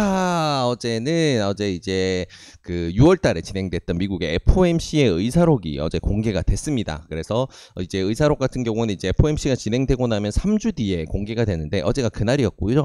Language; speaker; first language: Korean; native; Korean